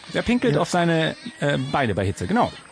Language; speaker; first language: German; native; German